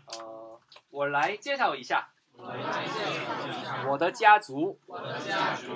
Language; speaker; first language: Chinese; non-native, fluent; Korean